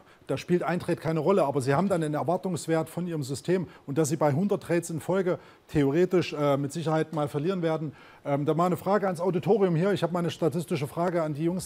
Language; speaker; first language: German; native; German